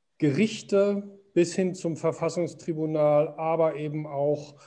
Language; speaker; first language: German; native; German